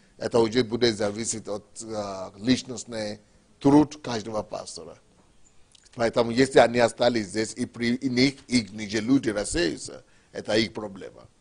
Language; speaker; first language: Russian; non-native, fluent; Yoruba